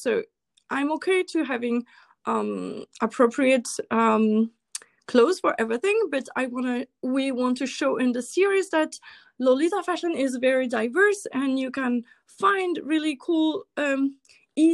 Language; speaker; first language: English; non-native, fluent; French